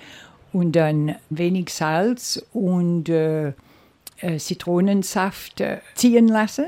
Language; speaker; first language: German; non-native, learner; Seselwa Creole French